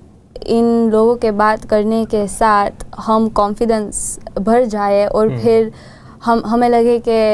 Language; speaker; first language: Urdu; non-native, learner; Gujarati